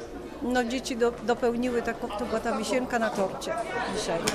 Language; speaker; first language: Polish; native; Polish